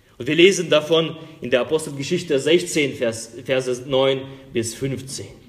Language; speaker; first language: German; non-native, fluent; Russian